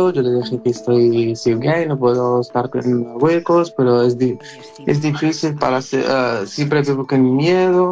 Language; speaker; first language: Spanish; non-native, learner; Arabic